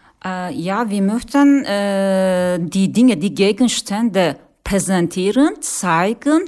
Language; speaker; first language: German; non-native, learner; Turkish